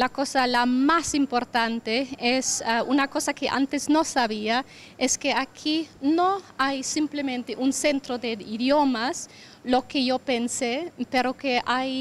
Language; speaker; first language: Spanish; non-native, fluent; English